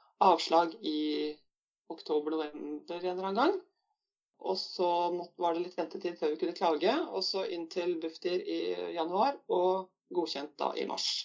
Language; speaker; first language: Norwegian; native; Norwegian